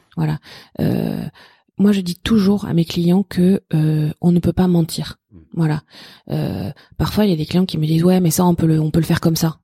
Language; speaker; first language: French; native; French